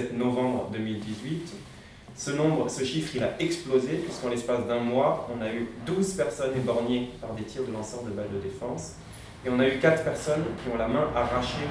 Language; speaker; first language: French; native; French